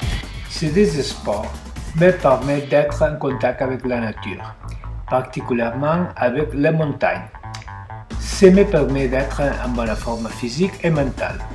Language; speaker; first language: French; non-native, learner; Spanish